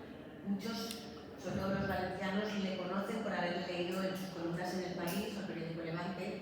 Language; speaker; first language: Spanish; native; Spanish